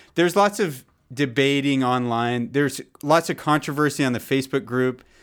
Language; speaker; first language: English; native; English